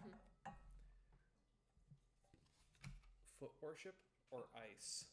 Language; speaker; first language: English; native; English